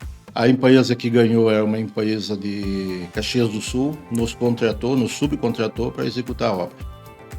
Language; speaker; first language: Portuguese; native; Portuguese